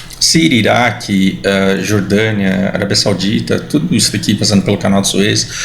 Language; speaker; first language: Portuguese; native; Portuguese